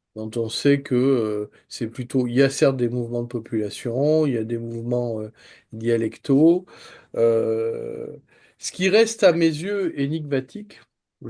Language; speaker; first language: French; native; French